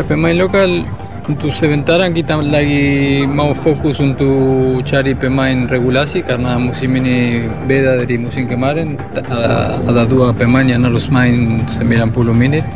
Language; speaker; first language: Indonesian; non-native, learner; Spanish